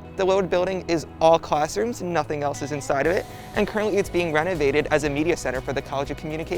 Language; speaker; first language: English; native; English